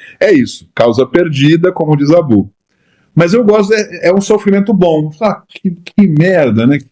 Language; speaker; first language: Portuguese; native; Portuguese